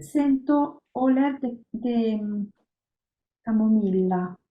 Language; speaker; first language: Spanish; non-native, learner; Italian